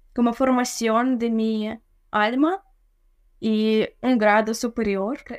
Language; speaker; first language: Spanish; non-native, fluent; Ukrainian